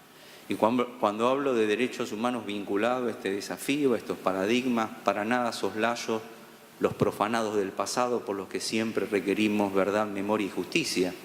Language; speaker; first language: Spanish; native; Spanish